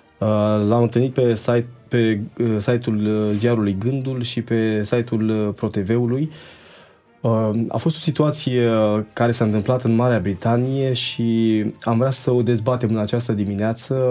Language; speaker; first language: Romanian; native; Romanian